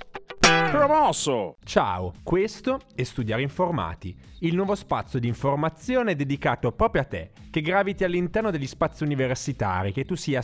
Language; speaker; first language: Italian; native; Italian